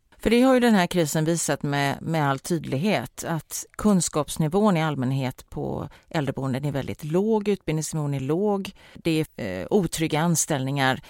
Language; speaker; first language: Swedish; native; Swedish